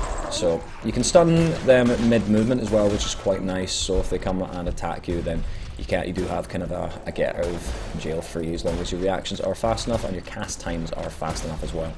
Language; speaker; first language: English; native; English